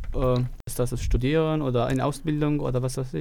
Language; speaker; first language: German; non-native, learner; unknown